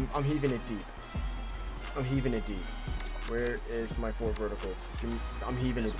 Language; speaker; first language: English; native; English